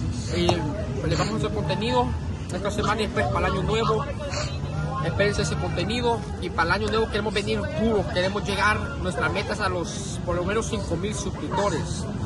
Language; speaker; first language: Spanish; early bilingual, heritage; Spanish